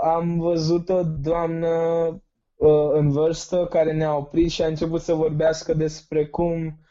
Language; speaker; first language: Romanian; non-native, fluent; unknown